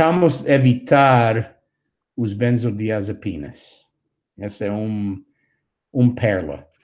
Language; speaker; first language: Portuguese; non-native, fluent; English